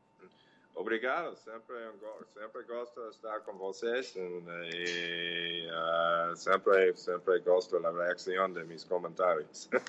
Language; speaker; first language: Portuguese; non-native, learner; English